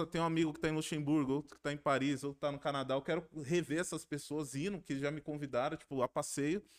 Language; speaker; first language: Portuguese; native; Portuguese